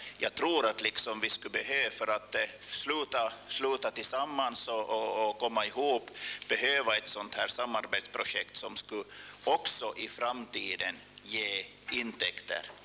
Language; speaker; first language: Swedish; native; Swedish